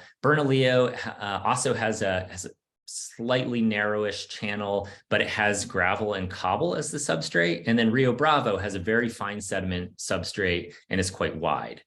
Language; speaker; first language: English; native; English